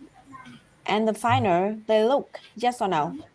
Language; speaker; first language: English; non-native, learner; Vietnamese